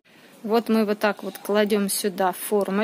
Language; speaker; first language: Russian; native; Russian